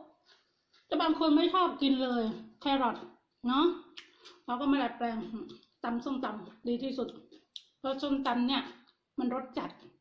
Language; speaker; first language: Thai; non-native, local second language; Northeastern Thai